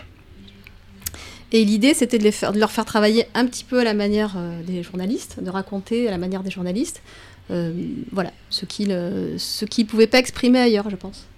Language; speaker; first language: French; native; French